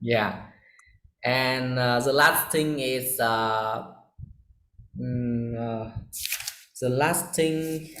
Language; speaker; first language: English; non-native, learner; Vietnamese